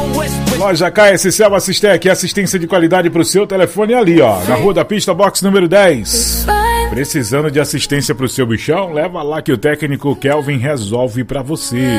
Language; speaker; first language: Portuguese; native; Portuguese